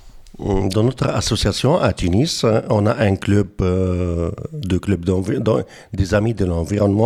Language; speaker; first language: French; non-native, local second language; Arabic